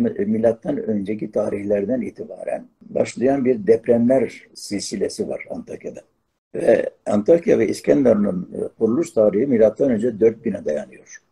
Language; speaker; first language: Turkish; non-native, local second language; Arabic